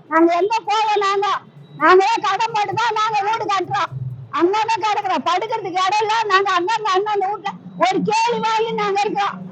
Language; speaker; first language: Tamil; native; Tamil